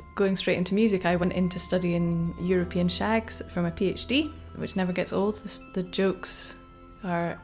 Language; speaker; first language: English; native; English